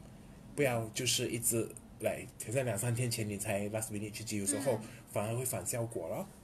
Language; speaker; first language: Chinese; native; Chinese